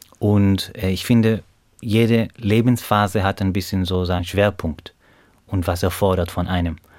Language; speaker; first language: German; non-native, fluent; Hebrew